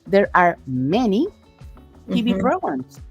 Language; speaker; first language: English; non-native, fluent; Spanish